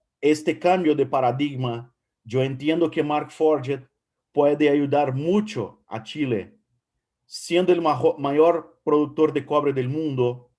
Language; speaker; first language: Spanish; non-native, fluent; Portuguese